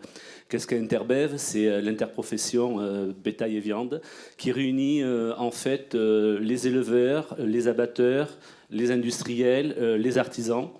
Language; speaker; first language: French; native; French